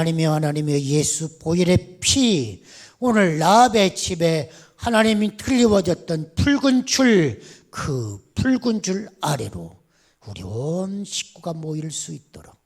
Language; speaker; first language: Korean; native; Korean